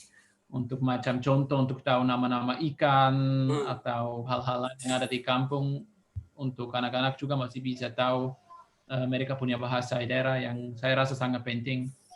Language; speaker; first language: Indonesian; non-native, fluent; Swiss German